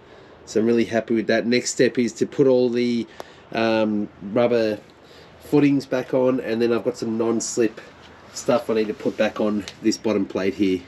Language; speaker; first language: English; native; English